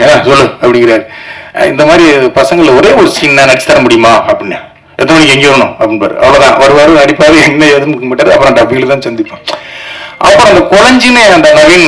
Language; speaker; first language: Tamil; native; Tamil